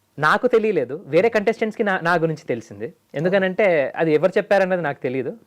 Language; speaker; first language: Telugu; native; Telugu